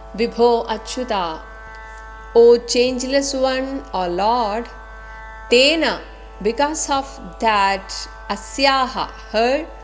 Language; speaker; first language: English; non-native, local second language; Malayalam